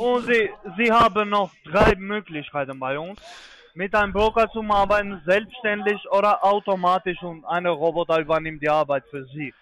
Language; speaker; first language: German; non-native, fluent; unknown